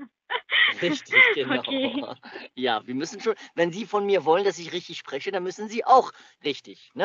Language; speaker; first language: German; native; German